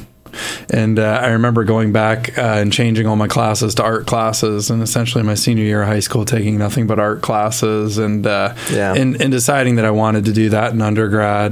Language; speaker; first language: English; native; English